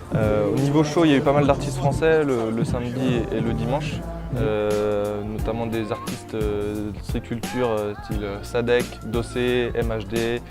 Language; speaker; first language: French; native; French